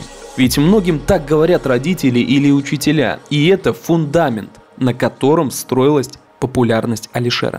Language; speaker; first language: Russian; native; Russian